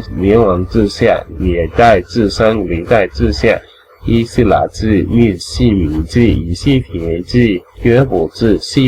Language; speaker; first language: Chinese; non-native, learner; English